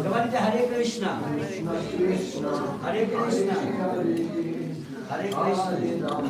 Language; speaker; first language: Russian; non-native, learner; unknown